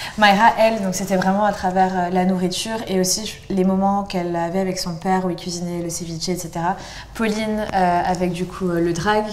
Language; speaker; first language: French; early bilingual, other home language; Spanish